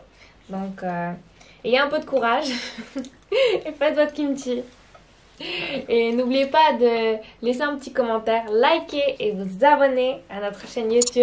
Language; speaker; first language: French; native; French